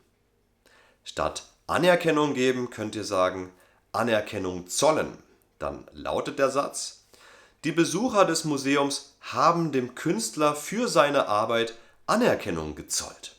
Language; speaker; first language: German; native; German